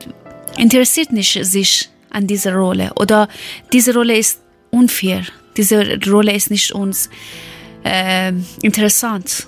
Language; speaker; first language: German; non-native, learner; Persian